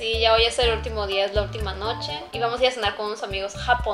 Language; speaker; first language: Spanish; native; Spanish